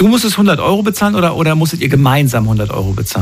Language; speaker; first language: German; native; German